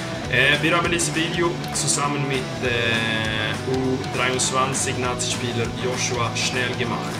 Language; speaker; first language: German; non-native, learner; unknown